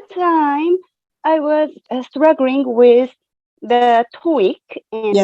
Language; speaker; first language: English; non-native, fluent; Japanese